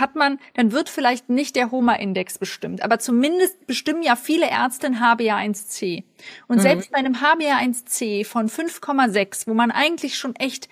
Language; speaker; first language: German; native; German